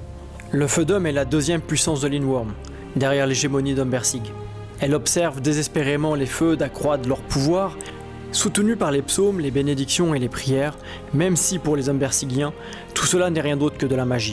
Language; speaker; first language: French; native; French